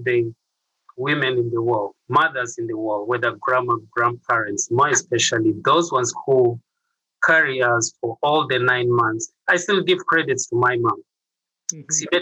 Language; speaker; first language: English; non-native, local second language; Acoli